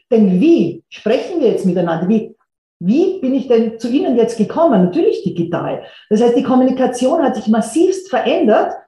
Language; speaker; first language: German; native; German